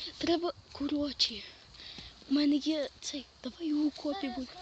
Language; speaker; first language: Ukrainian; native; Ukrainian